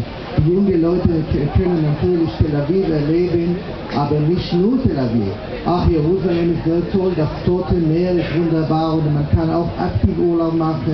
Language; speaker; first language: German; non-native, fluent; Hebrew